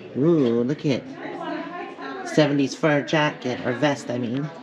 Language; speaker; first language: English; native; English